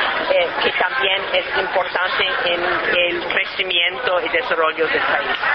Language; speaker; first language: Spanish; non-native, fluent; English